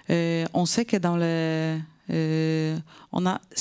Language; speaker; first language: French; non-native, fluent; Polish